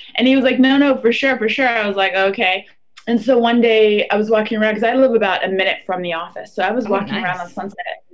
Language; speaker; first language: English; non-native, fluent; German